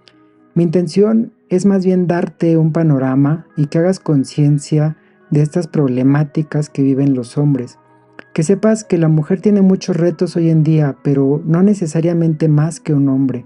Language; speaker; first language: Spanish; native; Spanish